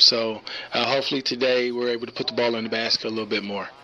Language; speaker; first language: English; native; English